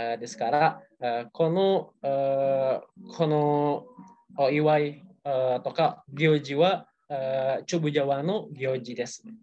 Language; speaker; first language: Japanese; non-native, learner; Indonesian